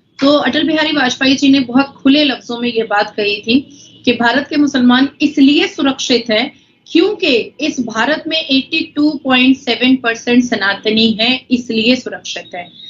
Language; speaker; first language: Hindi; native; Hindi